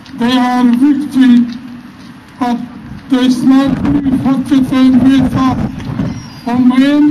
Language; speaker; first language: Norwegian; non-native, fluent; Arabic